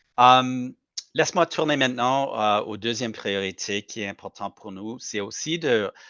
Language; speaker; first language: French; non-native, learner; English